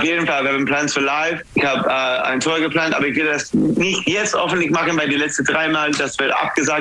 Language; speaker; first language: German; non-native, learner; English